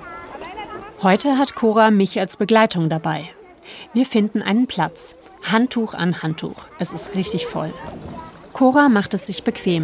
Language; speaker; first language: German; native; German